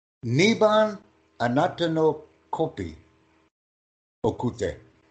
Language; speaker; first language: Japanese; non-native, learner; English